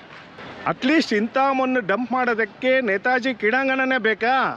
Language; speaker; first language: Kannada; native; Kannada